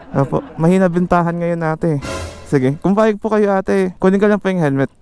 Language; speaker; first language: Filipino; native; Filipino